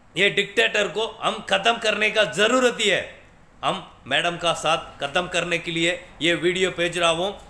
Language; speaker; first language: Hindi; non-native, local second language; Tamil